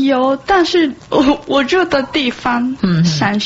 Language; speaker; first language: Chinese; non-native, learner; Japanese